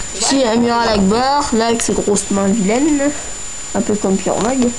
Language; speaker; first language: French; native; French